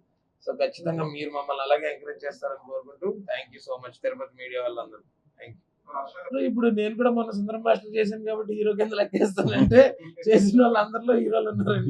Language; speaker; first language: Telugu; native; Telugu